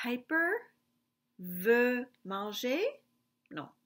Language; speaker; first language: French; non-native, fluent; English